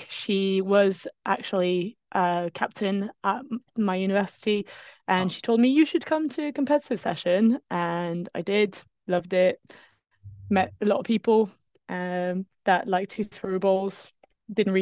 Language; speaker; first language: English; non-native, fluent; French